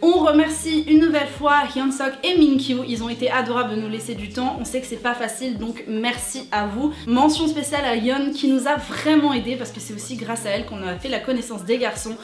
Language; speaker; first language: French; native; French